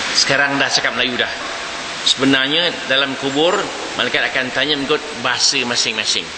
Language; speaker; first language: Malay; native; Malay